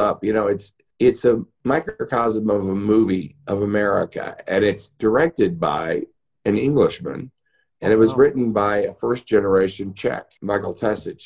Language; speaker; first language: English; native; English